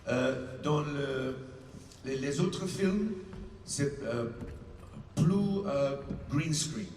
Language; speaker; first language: French; non-native, learner; English